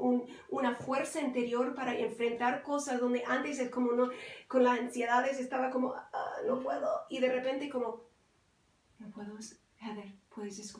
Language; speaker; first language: Spanish; non-native, fluent; English